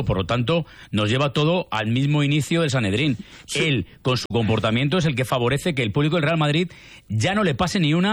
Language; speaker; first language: Spanish; native; Spanish